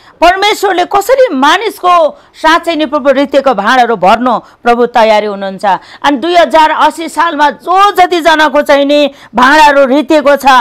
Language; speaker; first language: Nepali; native; Nepali